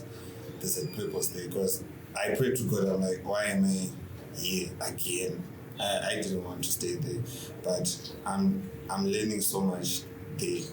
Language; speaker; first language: English; non-native, local second language; Shona